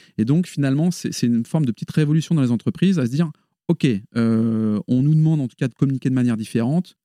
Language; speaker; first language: French; native; French